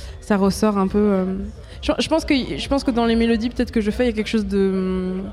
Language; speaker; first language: French; native; French